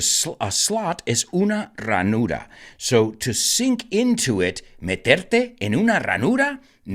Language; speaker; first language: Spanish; non-native, fluent; English